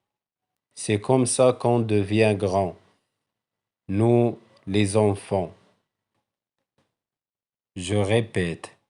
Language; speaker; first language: French; non-native, local second language; Arabic